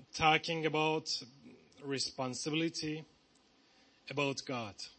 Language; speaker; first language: English; non-native, learner; Persian